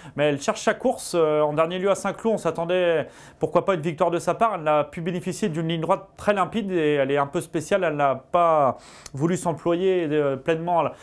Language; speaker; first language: French; native; French